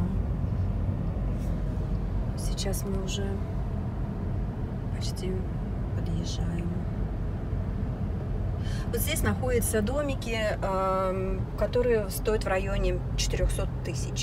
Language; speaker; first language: Russian; native; Russian